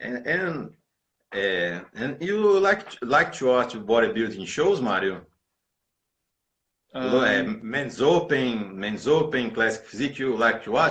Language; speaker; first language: English; non-native, learner; Portuguese